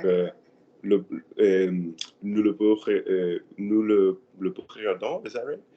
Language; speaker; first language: French; non-native, learner; Spanish